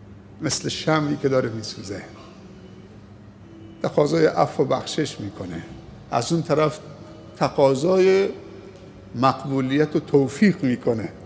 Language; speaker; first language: Persian; native; Persian